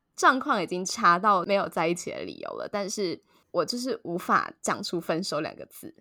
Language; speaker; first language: Chinese; native; Chinese